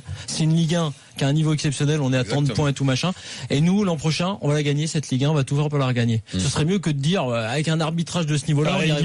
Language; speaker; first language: French; native; French